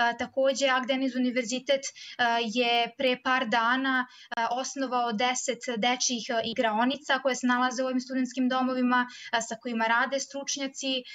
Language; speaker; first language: Serbian; native; Serbian